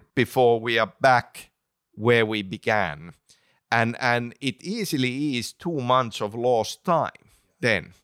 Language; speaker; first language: English; non-native, fluent; Finnish